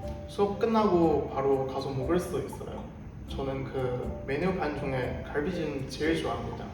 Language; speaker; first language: Korean; non-native, fluent; Chinese